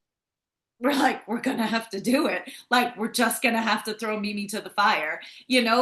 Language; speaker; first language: English; native; English